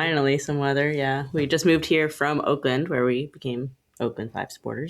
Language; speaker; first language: English; native; English